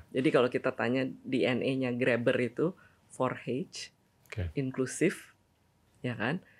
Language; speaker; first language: Indonesian; native; Indonesian